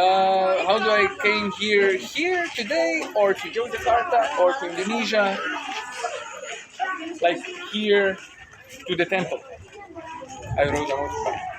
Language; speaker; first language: English; non-native, fluent; Slovenian